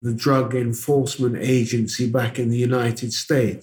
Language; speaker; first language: English; non-native, local second language; Akan